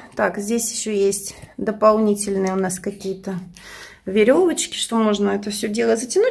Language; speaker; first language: Russian; native; Russian